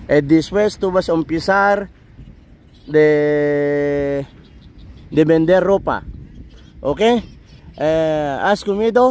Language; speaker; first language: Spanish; non-native, learner; Filipino